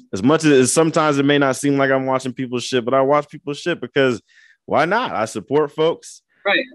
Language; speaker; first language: English; native; English